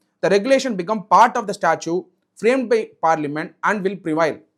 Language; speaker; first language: English; non-native, local second language; Tamil